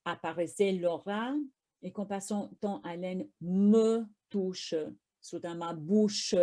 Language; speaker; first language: French; non-native, fluent; English